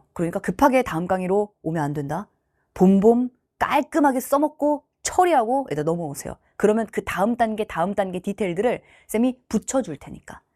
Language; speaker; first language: Korean; native; Korean